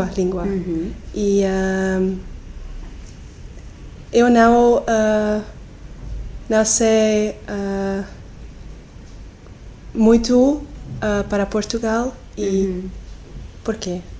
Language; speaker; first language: Portuguese; non-native, learner; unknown